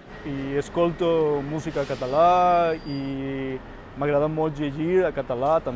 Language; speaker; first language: Catalan; non-native, fluent; Spanish